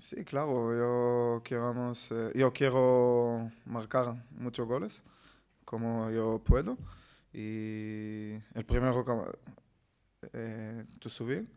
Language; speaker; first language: Spanish; non-native, learner; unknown